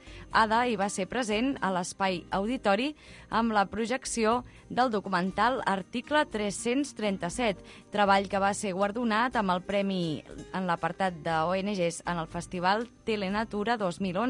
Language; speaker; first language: Catalan; native; Catalan